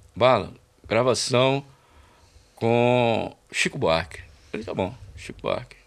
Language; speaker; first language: Portuguese; native; Portuguese